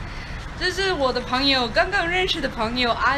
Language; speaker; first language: Chinese; non-native, fluent; English